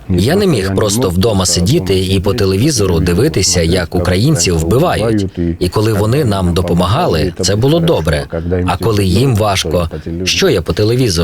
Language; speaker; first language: Ukrainian; non-native, fluent; Georgian